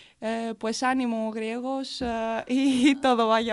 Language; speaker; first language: Spanish; non-native, fluent; Greek